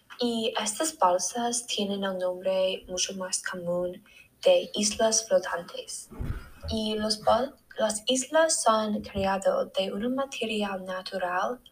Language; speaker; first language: Spanish; non-native, learner; English